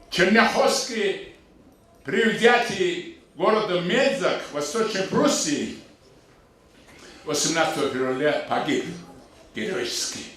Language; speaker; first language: Russian; non-native, local second language; Avaric